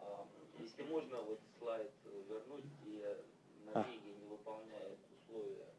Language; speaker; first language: Russian; native; Russian